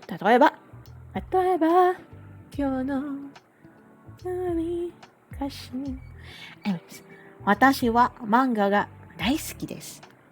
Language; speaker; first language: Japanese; non-native, learner; Filipino